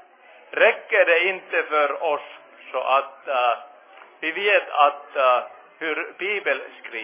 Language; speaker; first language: Swedish; non-native, fluent; Finnish